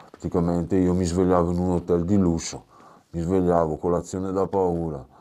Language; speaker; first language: Italian; native; Italian